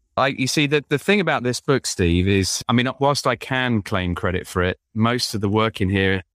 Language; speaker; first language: English; native; English